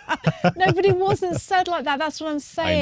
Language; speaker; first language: English; native; English